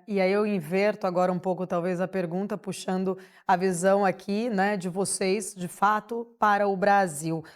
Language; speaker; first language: Portuguese; native; Portuguese